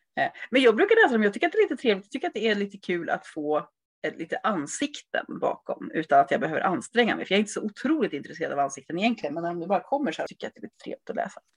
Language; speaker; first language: Swedish; native; Swedish